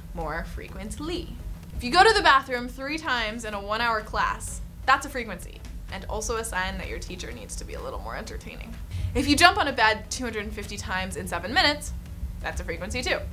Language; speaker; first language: English; native; English